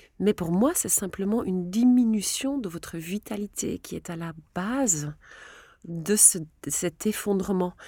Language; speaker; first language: French; non-native, local second language; Dutch